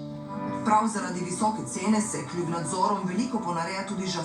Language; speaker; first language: Slovenian; native; Slovenian